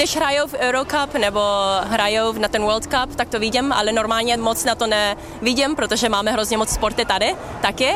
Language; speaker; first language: Czech; early bilingual, heritage; Czech